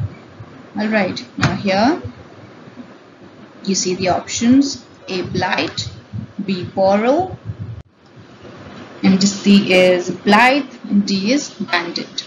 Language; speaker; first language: English; non-native, local second language; Hindi